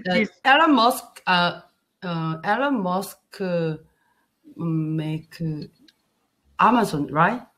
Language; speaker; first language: English; non-native, learner; Korean